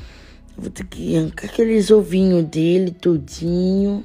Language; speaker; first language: Portuguese; native; Portuguese